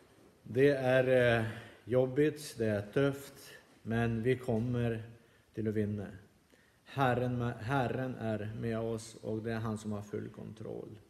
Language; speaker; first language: Swedish; non-native, fluent; Ukrainian